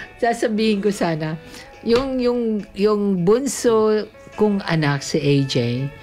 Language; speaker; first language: Filipino; native; Filipino